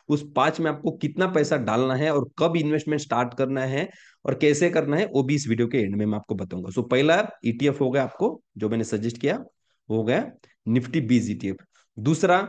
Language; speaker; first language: Hindi; non-native, local second language; Marathi